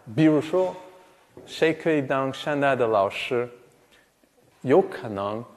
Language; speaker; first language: Chinese; non-native, fluent; English